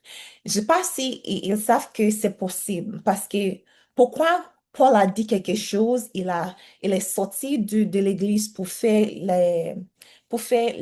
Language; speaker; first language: French; non-native, learner; English